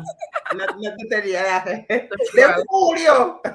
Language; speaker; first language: Spanish; non-native, fluent; English